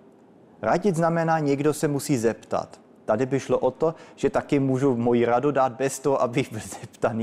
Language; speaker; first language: Czech; early bilingual, heritage; Czech